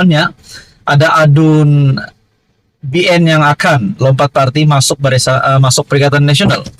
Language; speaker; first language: Malay; native; Malay